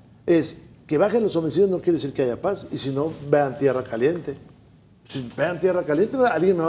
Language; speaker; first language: Spanish; native; Spanish